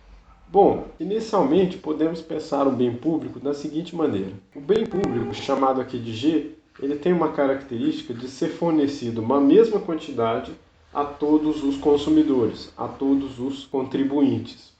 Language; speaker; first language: Portuguese; native; Portuguese